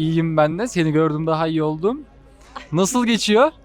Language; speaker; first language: Turkish; native; Turkish